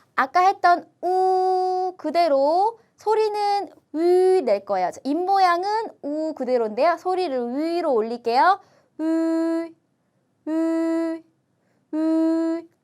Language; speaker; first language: Korean; native; Korean